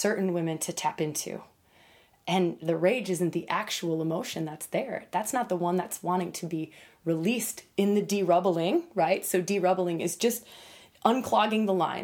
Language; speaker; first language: English; native; English